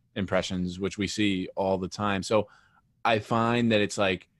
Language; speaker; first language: English; native; English